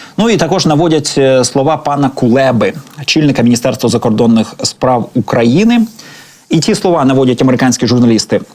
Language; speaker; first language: Ukrainian; native; Ukrainian